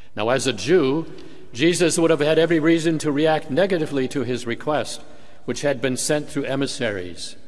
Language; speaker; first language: English; native; English